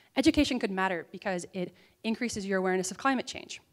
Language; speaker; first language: English; native; English